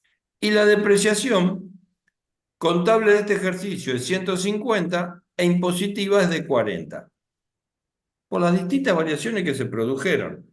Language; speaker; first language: Spanish; native; Spanish